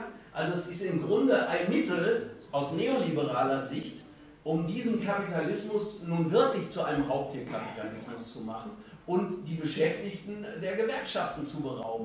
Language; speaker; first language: German; native; German